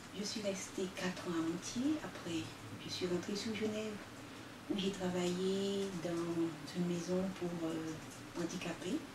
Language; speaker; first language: French; non-native, local second language; Haitian Creole